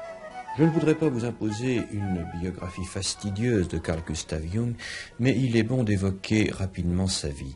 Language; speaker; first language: French; native; French